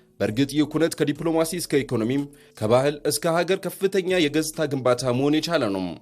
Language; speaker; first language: Amharic; native; Amharic